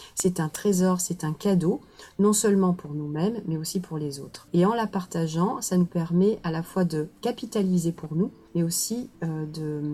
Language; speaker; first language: French; native; French